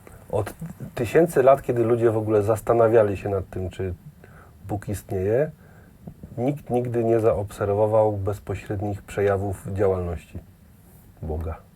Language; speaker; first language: Polish; native; Polish